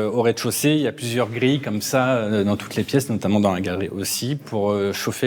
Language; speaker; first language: French; native; French